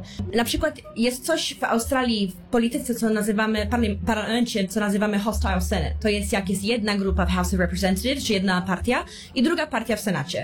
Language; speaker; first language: Polish; early bilingual, heritage; Polish